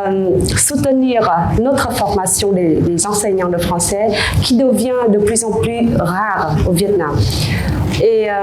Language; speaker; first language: French; non-native, fluent; Vietnamese